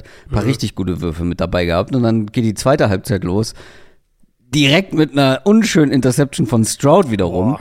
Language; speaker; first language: German; native; German